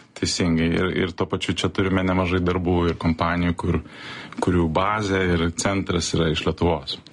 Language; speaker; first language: Lithuanian; native; Lithuanian